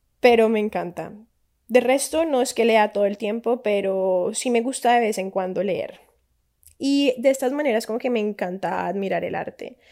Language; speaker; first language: Spanish; native; Spanish